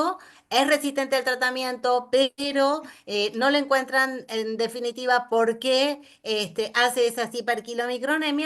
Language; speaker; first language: Spanish; native; Spanish